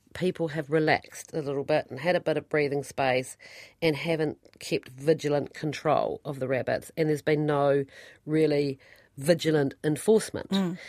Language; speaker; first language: English; native; English